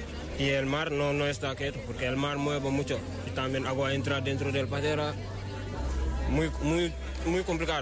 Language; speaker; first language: Spanish; non-native, learner; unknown